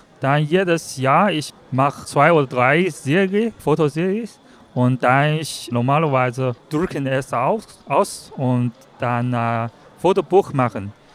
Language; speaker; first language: German; non-native, learner; Chinese